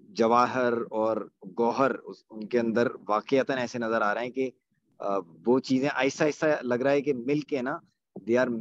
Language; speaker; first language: Urdu; native; Urdu